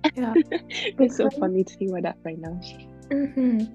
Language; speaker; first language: English; non-native, fluent; Vietnamese